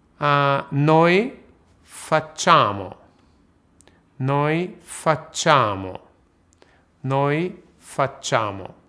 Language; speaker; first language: Italian; non-native, fluent; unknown